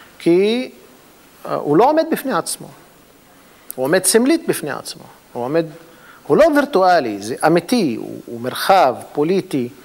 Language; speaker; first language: Hebrew; non-native, local second language; Arabic